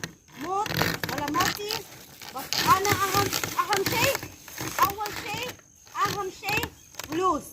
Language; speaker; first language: Arabic; non-native, learner; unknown